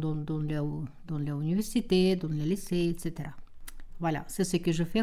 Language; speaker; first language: French; non-native, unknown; Russian